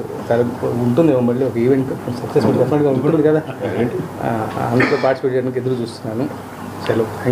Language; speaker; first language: Telugu; native; Telugu